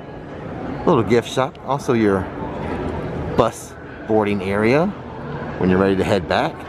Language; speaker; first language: English; native; English